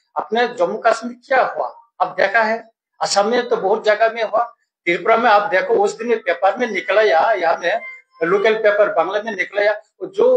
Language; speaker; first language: Hindi; non-native, local second language; Bangla